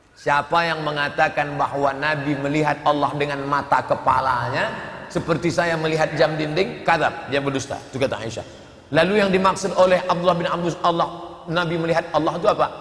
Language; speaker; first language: Indonesian; native; Indonesian